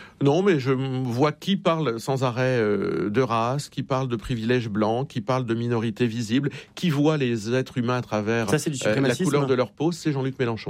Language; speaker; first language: French; native; French